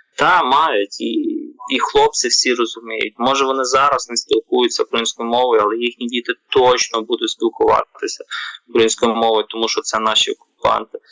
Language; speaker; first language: Ukrainian; native; Ukrainian